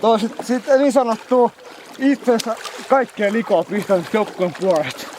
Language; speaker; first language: Finnish; native; Finnish